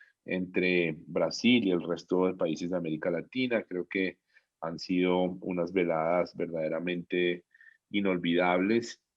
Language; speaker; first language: Spanish; native; Spanish